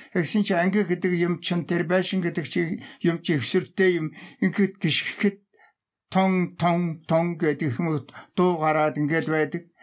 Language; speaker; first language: Mongolian; non-native, local second language; Tuvinian